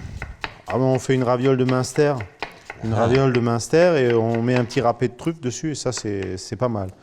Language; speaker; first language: French; native; French